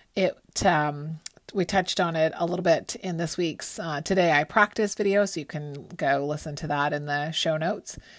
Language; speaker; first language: English; early bilingual, other home language; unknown